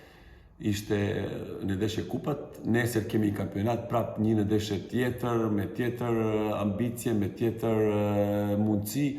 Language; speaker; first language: Albanian; non-native, fluent; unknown